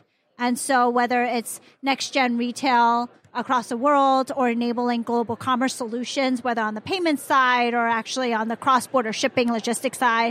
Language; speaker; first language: English; non-native, local second language; Cantonese